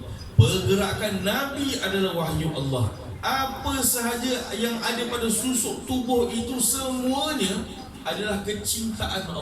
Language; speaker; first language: Malay; native; Malay